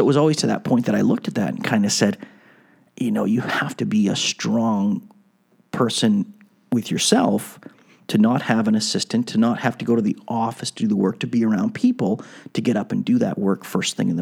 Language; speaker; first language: English; native; English